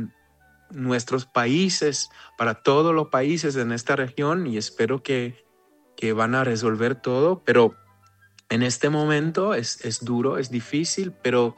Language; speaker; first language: Spanish; non-native, fluent; Hebrew